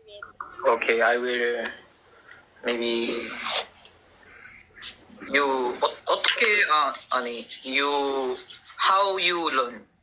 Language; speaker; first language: English; non-native, learner; Korean